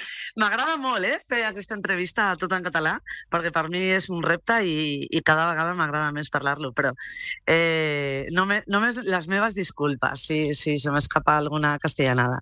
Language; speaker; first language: Catalan; non-native, local second language; Spanish